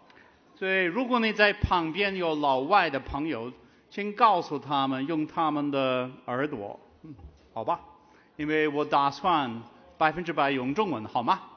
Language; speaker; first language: Chinese; non-native, fluent; English